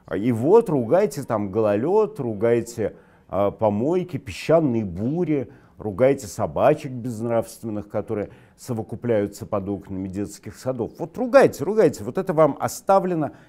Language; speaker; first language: Russian; native; Russian